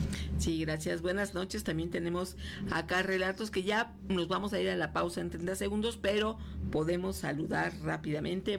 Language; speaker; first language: Spanish; native; Spanish